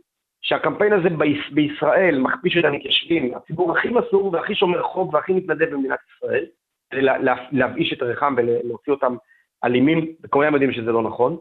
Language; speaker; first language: Hebrew; native; Hebrew